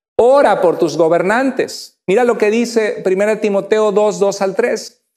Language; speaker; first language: Spanish; native; Spanish